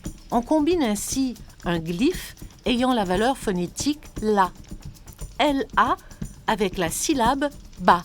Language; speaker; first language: French; native; French